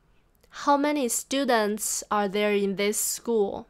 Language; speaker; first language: English; non-native, fluent; Chinese